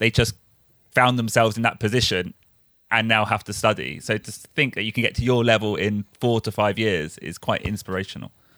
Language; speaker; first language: English; native; English